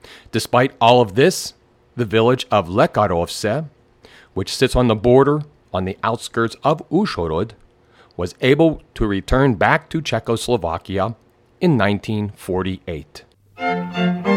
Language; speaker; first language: English; native; English